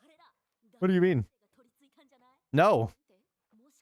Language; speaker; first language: English; native; English